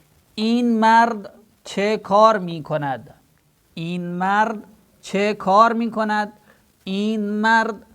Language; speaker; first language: Persian; non-native, fluent; Urdu